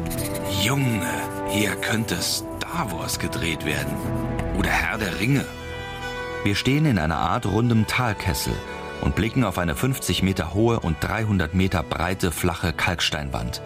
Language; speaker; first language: German; native; German